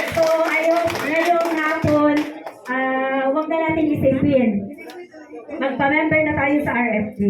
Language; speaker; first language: Filipino; non-native, local second language; Hiligaynon